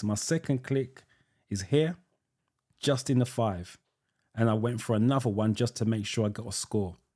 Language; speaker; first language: English; native; English